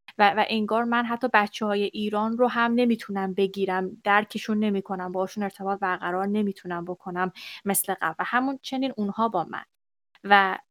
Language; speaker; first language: Persian; native; Persian